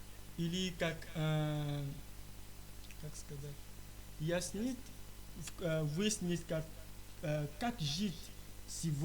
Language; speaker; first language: Russian; non-native, learner; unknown